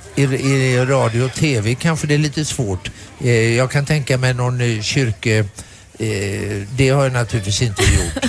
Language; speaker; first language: Swedish; native; Swedish